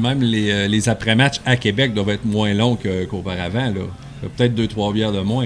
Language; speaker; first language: French; native; French